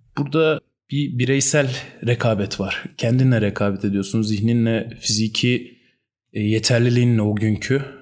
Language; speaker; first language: Turkish; native; Turkish